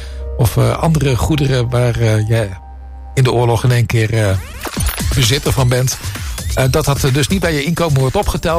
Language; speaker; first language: Dutch; native; Dutch